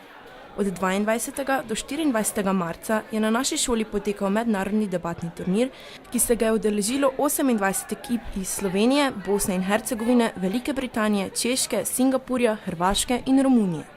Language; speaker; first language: Slovenian; native; Slovenian